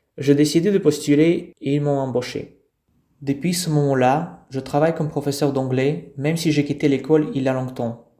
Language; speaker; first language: French; non-native, fluent; Russian